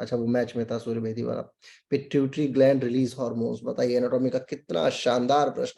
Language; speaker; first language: Hindi; native; Hindi